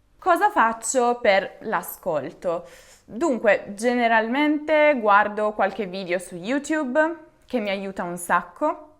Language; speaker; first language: Italian; native; Italian